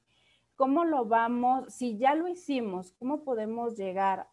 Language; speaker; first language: Spanish; native; Spanish